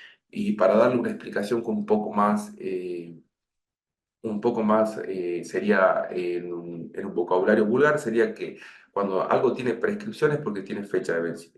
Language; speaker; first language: Spanish; native; Spanish